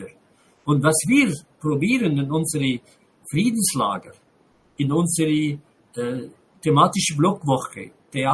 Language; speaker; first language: German; non-native, fluent; Arabic